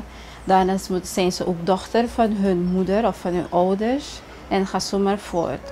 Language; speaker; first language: Dutch; native; Dutch